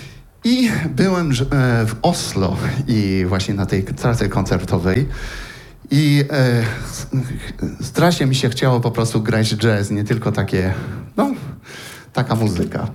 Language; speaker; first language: Polish; non-native, learner; French